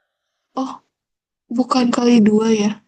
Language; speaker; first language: Indonesian; native; Indonesian